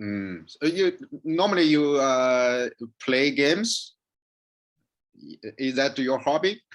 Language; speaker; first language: English; non-native, learner; Chinese